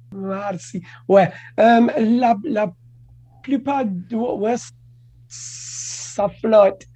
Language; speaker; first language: French; non-native, local second language; English